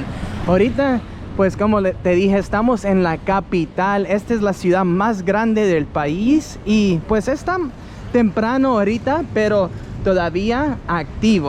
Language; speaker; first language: Spanish; early bilingual, heritage; Spanish